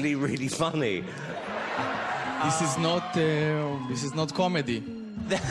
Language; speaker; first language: English; non-native, fluent; Hebrew